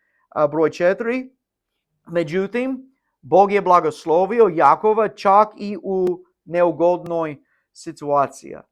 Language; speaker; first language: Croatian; non-native, learner; English